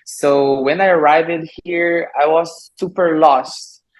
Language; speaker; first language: English; non-native, learner; Portuguese